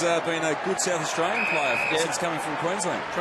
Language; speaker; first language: English; native; English